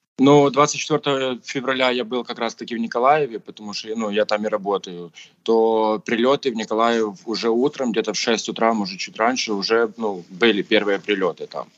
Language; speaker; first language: Russian; native; Russian